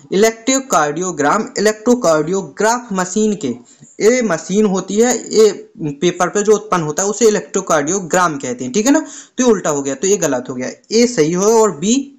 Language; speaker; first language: Hindi; native; Hindi